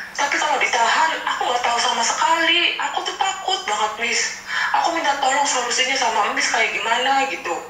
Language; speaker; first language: Indonesian; non-native, local second language; Javanese